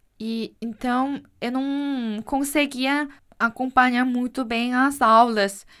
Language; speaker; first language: Portuguese; non-native, fluent; Korean